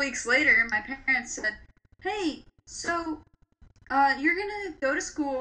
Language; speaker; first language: English; early bilingual, other home language; Polish